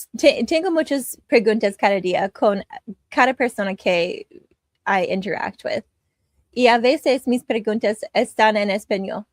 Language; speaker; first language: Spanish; non-native, learner; English